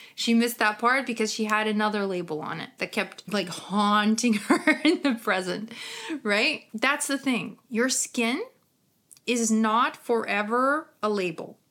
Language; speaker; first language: English; non-native, fluent; Ukrainian